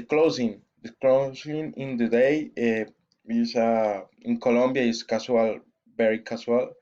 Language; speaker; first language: English; non-native, learner; Spanish